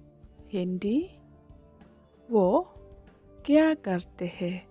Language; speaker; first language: Hindi; non-native, local second language; Khasi